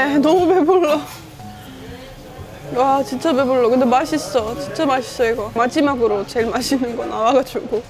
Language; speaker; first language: Korean; non-native, fluent; Estonian